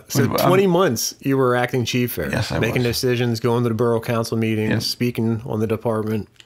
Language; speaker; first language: English; native; English